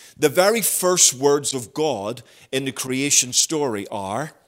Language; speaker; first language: English; native; English